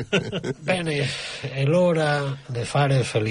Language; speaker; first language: Italian; non-native, learner; Catalan